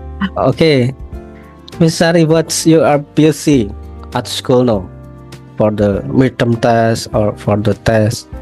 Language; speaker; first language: English; non-native, learner; Indonesian